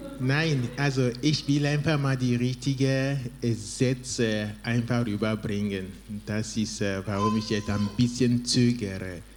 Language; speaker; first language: German; non-native, fluent; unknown